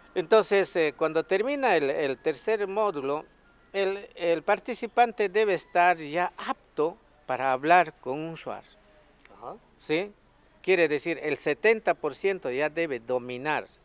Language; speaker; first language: Spanish; native; Spanish